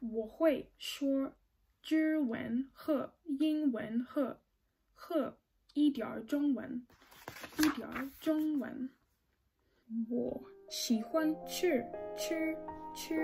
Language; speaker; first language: Chinese; non-native, learner; English